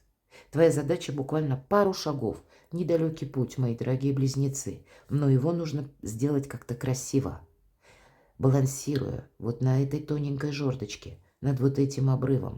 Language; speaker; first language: Russian; native; Russian